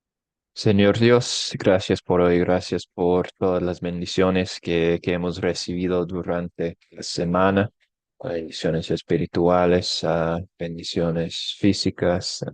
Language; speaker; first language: Spanish; non-native, fluent; English